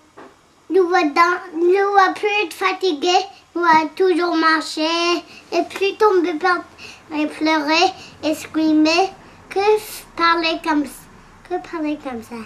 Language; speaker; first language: French; early bilingual, heritage; French